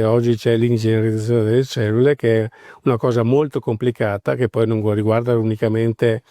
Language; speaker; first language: Italian; native; Italian